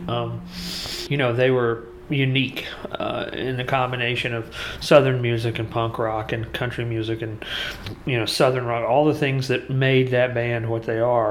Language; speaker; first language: English; native; English